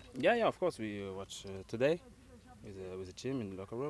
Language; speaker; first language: English; non-native, learner; French